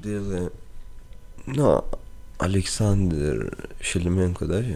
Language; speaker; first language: Russian; non-native, learner; Persian